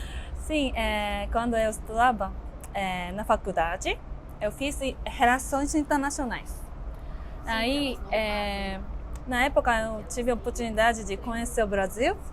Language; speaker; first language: Portuguese; non-native, learner; Japanese